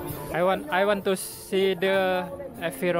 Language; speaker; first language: English; non-native, learner; Indonesian